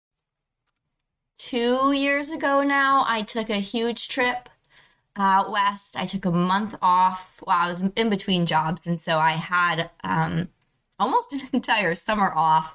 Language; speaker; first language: English; native; English